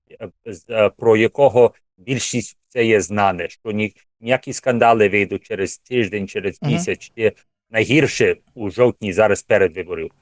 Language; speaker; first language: Ukrainian; early bilingual, heritage; English